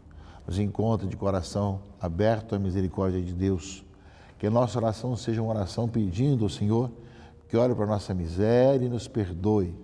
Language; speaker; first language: Portuguese; native; Portuguese